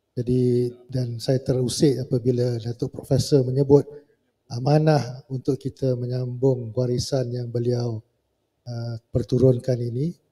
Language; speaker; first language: Malay; native; Malay